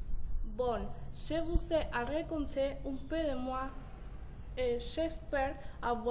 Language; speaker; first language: French; non-native, learner; Spanish